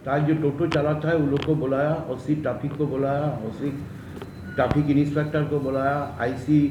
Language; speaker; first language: Hindi; non-native, local second language; Bangla